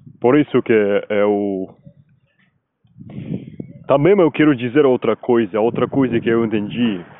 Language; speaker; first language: Portuguese; non-native, learner; Spanish